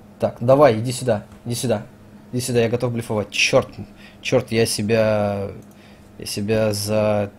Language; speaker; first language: Russian; native; Russian